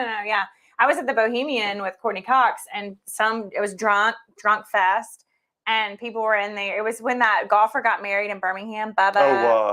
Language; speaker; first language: English; native; English